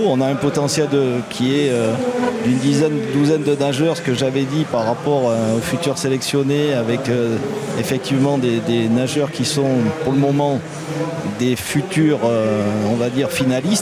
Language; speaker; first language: French; native; French